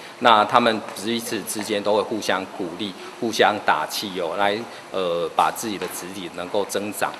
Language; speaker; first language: Chinese; native; Chinese